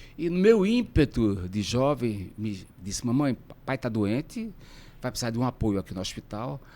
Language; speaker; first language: Portuguese; native; Portuguese